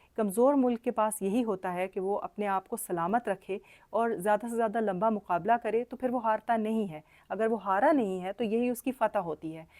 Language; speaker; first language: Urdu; native; Urdu